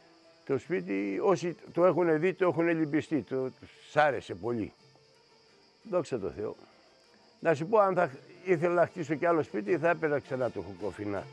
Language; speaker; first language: Greek; early bilingual, other home language; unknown